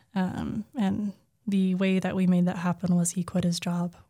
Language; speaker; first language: English; native; English